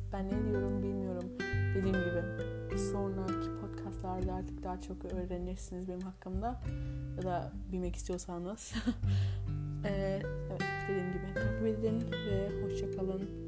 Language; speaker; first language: Turkish; early bilingual, heritage; Turkish